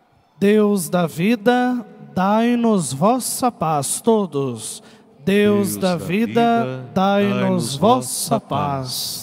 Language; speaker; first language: Portuguese; native; Portuguese